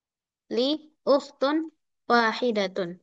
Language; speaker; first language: Arabic; non-native, fluent; Indonesian